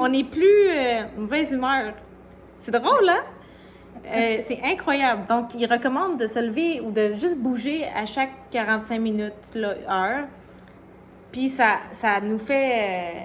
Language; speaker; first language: French; native; French